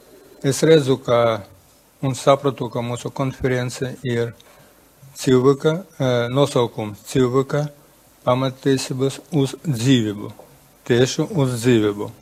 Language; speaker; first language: Latvian; non-native, local second language; Russian